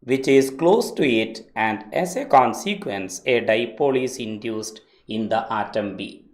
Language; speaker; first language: English; non-native, local second language; Malayalam